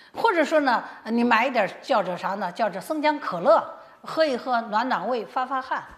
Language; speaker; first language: Chinese; native; Chinese